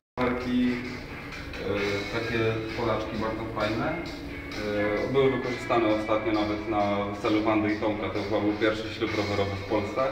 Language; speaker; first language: Polish; native; Polish